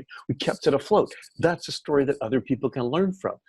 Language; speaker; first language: English; native; English